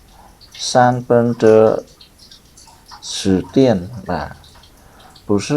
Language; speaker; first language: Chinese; non-native, fluent; Khmer